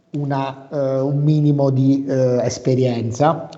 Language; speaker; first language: Italian; native; Italian